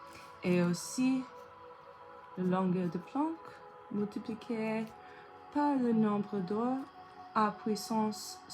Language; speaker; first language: French; non-native, learner; English